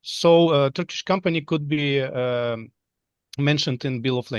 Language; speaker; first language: English; non-native, fluent; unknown